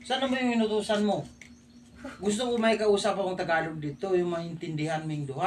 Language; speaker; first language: Filipino; non-native, local second language; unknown